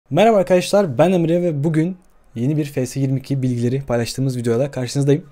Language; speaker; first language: Turkish; early bilingual, heritage; Turkish